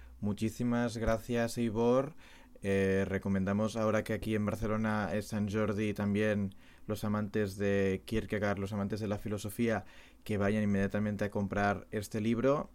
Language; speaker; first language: Spanish; non-native, local second language; Catalan